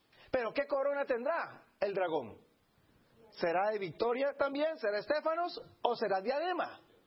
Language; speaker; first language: Spanish; native; Spanish